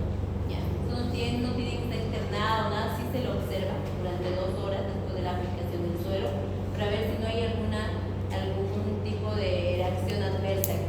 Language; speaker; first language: Spanish; native; Spanish